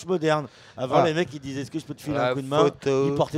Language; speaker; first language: French; native; French